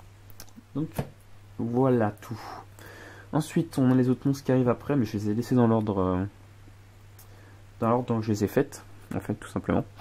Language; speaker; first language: French; native; French